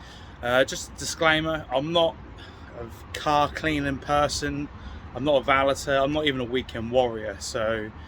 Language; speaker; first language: English; native; English